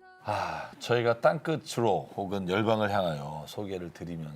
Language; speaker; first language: Korean; native; Korean